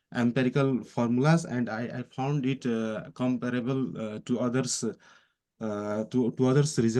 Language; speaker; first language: English; non-native, local second language; Nepali